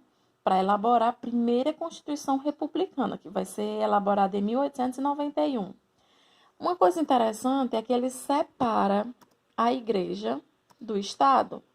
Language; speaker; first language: Portuguese; native; Portuguese